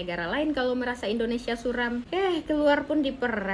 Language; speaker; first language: Indonesian; native; Indonesian